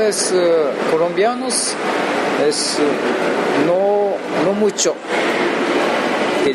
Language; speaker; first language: Spanish; non-native, learner; Japanese